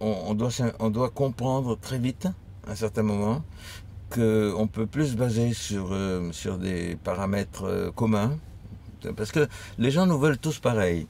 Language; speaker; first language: French; early bilingual, other home language; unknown